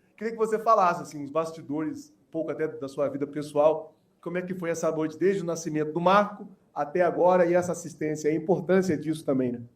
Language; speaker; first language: Portuguese; native; Portuguese